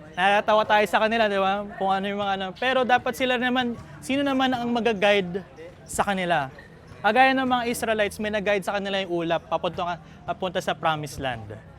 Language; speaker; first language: Filipino; native; Filipino